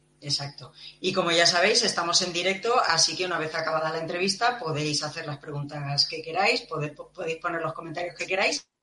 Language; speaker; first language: Spanish; native; Spanish